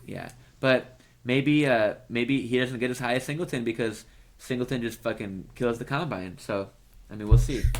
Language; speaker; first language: English; native; English